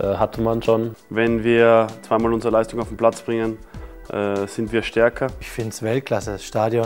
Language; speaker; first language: German; native; German